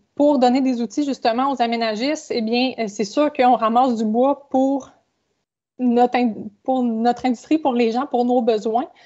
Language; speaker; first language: French; native; French